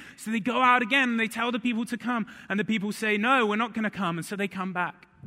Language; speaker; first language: English; native; English